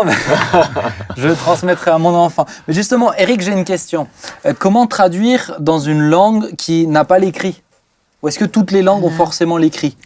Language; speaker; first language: French; native; French